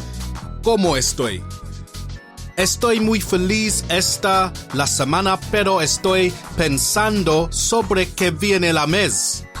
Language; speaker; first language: Spanish; non-native, learner; English